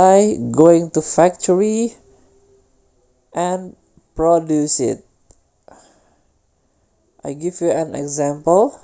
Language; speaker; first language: English; non-native, fluent; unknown